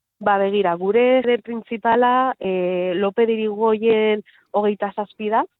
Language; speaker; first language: Basque; non-native, local second language; Spanish